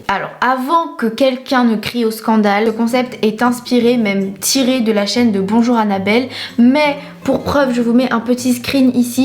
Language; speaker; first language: French; native; French